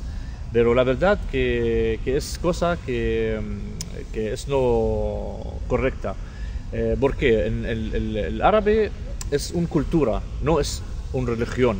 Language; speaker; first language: Spanish; non-native, fluent; Arabic